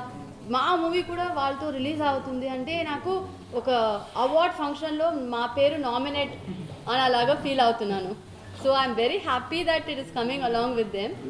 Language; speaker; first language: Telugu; non-native, learner; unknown